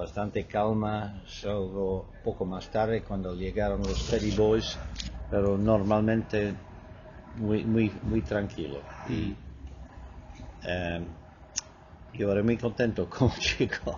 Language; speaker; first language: Spanish; non-native, fluent; English